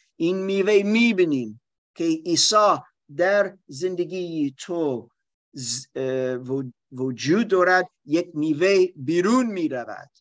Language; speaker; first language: Persian; non-native, learner; German